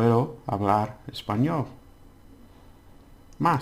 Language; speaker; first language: Spanish; non-native, learner; English